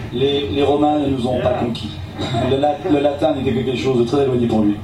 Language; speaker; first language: French; native; French